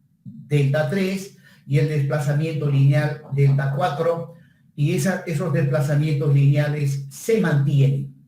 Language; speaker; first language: Spanish; native; Spanish